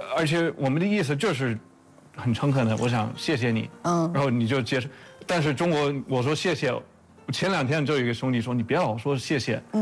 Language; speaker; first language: Chinese; non-native, fluent; English